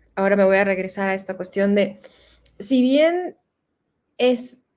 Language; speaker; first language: Spanish; native; Spanish